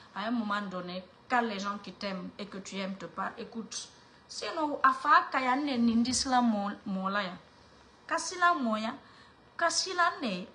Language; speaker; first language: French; non-native, local second language; Mandingo